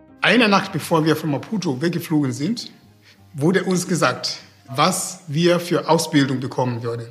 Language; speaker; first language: German; non-native, fluent; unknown